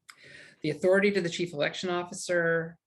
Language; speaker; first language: English; native; English